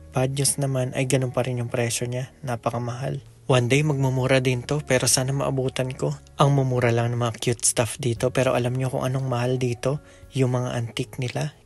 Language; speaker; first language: Filipino; native; Filipino